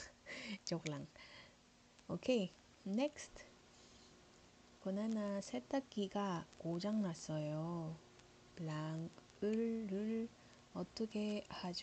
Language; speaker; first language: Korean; non-native, learner; Iloko